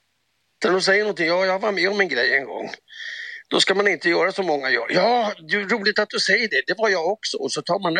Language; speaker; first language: Swedish; native; Swedish